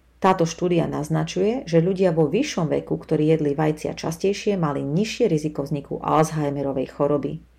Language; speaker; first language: Slovak; native; Slovak